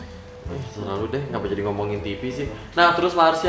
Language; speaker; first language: Indonesian; native; Indonesian